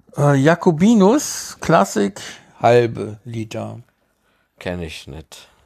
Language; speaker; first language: German; early bilingual, heritage; Spanish